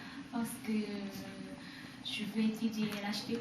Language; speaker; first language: French; non-native, learner; Korean